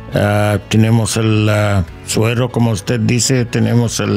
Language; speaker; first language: Spanish; non-native, learner; English